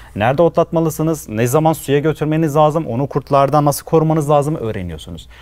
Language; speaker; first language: Turkish; native; Turkish